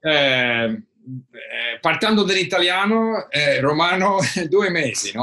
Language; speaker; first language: Italian; non-native, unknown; English